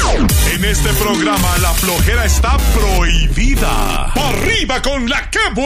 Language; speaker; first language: Spanish; native; Spanish